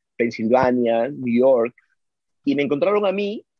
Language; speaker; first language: Spanish; native; Spanish